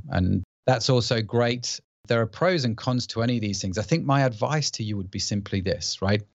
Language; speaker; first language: English; native; English